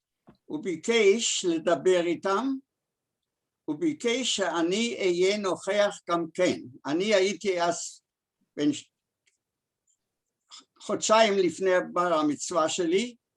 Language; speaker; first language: Hebrew; early bilingual, other home language; German